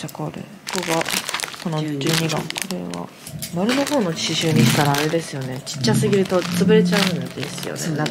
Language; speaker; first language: Japanese; native; Japanese